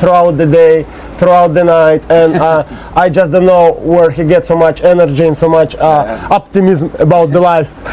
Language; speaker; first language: English; non-native, fluent; Russian